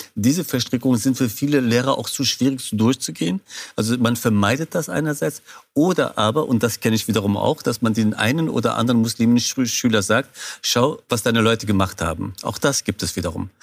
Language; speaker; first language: German; non-native, fluent; Kurdish